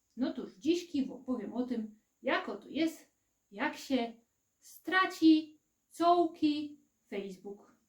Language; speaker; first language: Polish; native; Polish